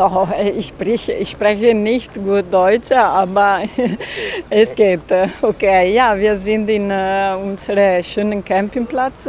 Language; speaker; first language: German; non-native, learner; Italian